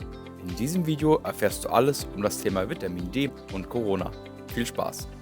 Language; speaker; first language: German; native; German